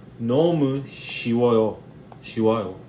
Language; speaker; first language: Korean; non-native, learner; English